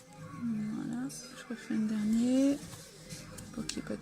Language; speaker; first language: French; native; French